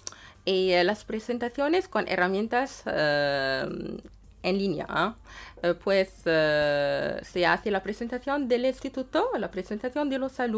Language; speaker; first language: Spanish; non-native, fluent; Arabic